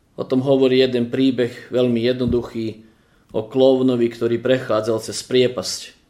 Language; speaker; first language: Slovak; early bilingual, heritage; Slovak